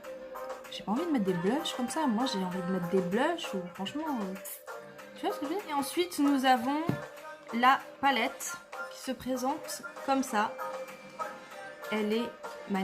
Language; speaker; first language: French; native; French